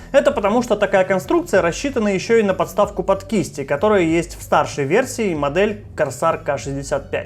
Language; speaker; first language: Russian; native; Russian